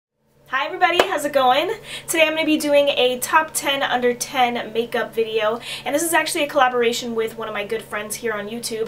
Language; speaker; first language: English; native; English